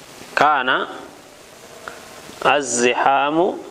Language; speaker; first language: Arabic; non-native, fluent; Indonesian